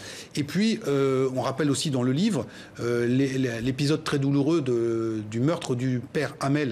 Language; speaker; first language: French; native; French